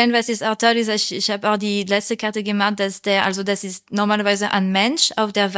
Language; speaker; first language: German; non-native, fluent; French